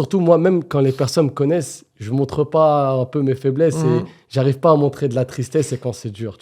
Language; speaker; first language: French; native; French